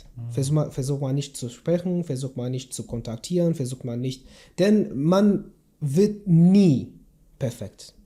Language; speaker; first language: German; non-native, learner; Kurdish